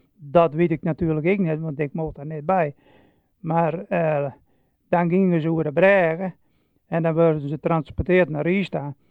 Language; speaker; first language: Dutch; non-native, local second language; Western Frisian